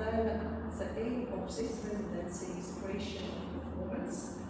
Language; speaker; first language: English; non-native, fluent; Latvian